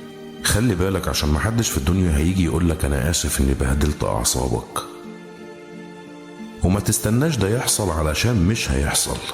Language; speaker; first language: Arabic; native; Arabic